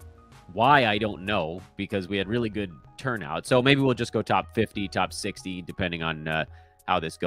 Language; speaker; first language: English; native; English